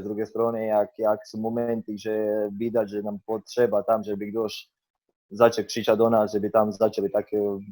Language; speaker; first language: Polish; non-native, fluent; Croatian